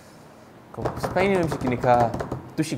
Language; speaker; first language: Korean; non-native, learner; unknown